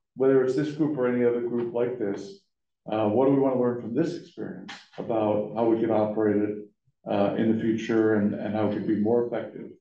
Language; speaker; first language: English; native; English